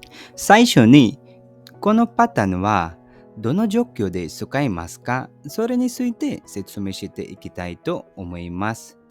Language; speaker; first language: Japanese; non-native, fluent; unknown